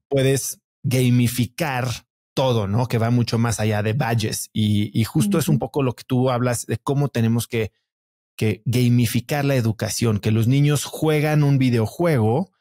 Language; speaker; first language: Spanish; native; Spanish